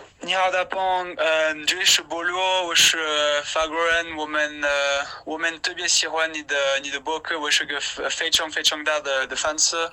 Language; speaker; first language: Chinese; non-native, learner; French